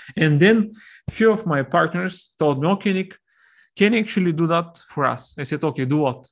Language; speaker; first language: English; non-native, fluent; Bulgarian